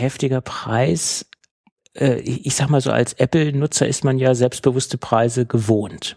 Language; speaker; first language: German; native; German